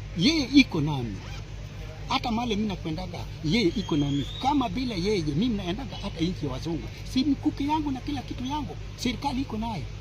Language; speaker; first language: Swahili; non-native, local second language; Gusii